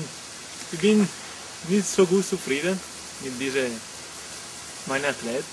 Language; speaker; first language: German; non-native, learner; Italian